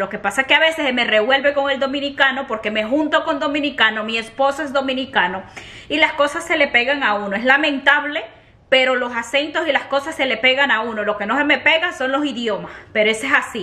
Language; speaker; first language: Spanish; native; Spanish